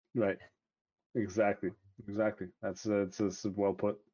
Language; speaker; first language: English; non-native, fluent; French